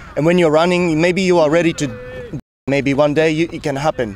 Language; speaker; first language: English; non-native, fluent; Japanese